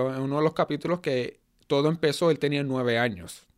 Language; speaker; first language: Spanish; early bilingual, heritage; Spanish